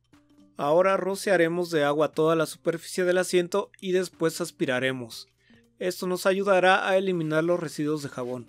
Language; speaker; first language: Spanish; native; Spanish